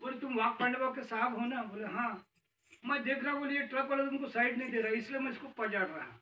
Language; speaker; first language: Hindi; non-native, local second language; Marathi